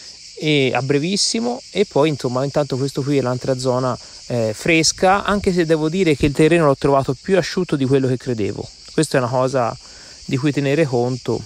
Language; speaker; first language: Italian; native; Italian